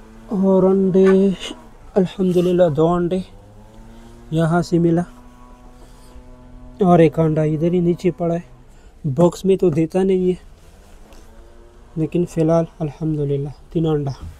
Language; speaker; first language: Hindi; non-native, fluent; Pashto